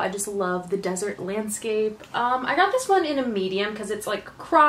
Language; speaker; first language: English; native; English